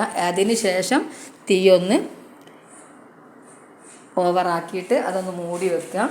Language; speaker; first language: Malayalam; native; Malayalam